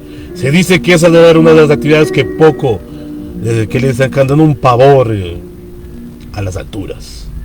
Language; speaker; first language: Spanish; native; Spanish